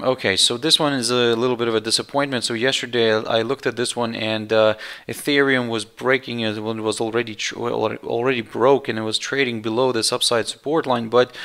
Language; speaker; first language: English; non-native, fluent; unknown